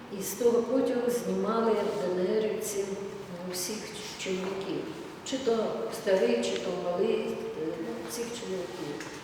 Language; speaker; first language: Ukrainian; native; Ukrainian